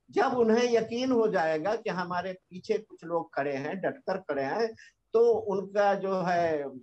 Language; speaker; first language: Hindi; native; Hindi